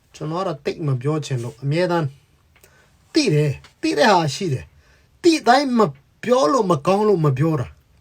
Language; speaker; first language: Burmese; non-native, local second language; Hakha Chin